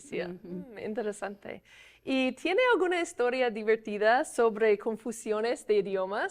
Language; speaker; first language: Spanish; non-native, fluent; English